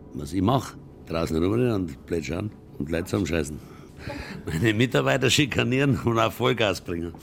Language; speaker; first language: German; native; German